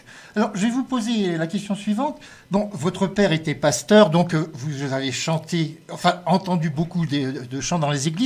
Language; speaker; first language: French; native; French